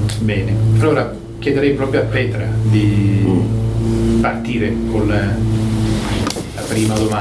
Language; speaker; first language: Italian; native; Italian